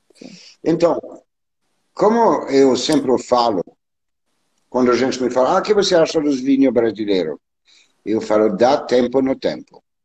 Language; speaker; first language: Portuguese; non-native, learner; French